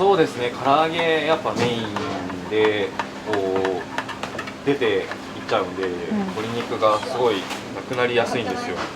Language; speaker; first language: Japanese; native; Japanese